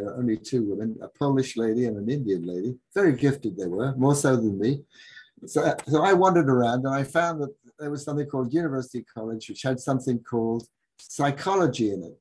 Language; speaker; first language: English; native; English